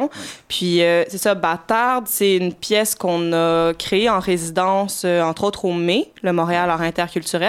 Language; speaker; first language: French; native; French